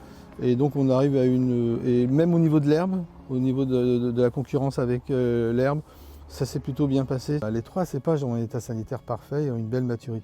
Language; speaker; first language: French; native; French